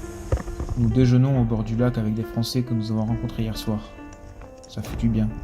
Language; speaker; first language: French; native; French